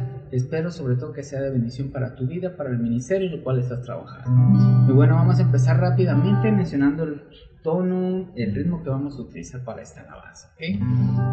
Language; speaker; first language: Spanish; native; Spanish